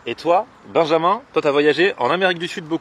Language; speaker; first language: French; native; French